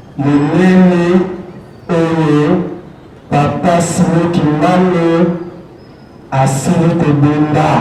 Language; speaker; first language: Lingala; non-native, local second language; Kongo